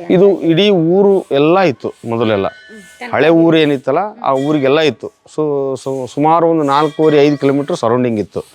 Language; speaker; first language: Kannada; native; Kannada